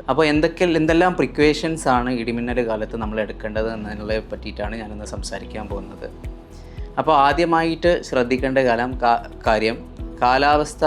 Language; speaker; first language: Malayalam; native; Malayalam